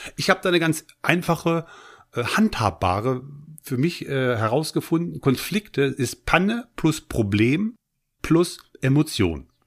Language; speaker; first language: German; native; German